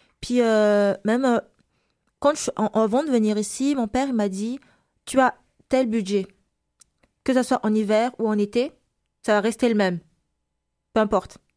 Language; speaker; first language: French; non-native, local second language; Malagasy